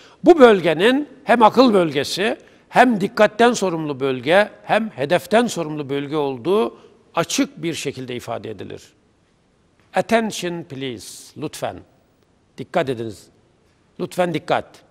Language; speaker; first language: Turkish; native; Turkish